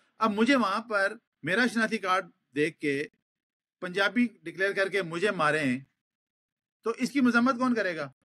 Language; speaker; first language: Urdu; non-native, local second language; Punjabi